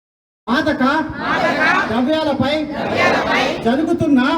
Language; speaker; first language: Telugu; native; Telugu